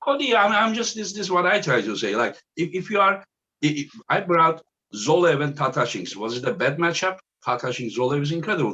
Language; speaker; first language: English; non-native, fluent; Turkish